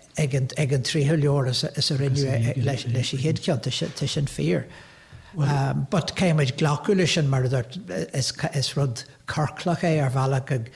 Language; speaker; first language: Irish; native; Irish